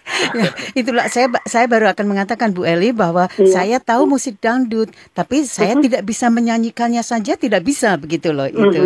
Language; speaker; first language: Indonesian; native; Indonesian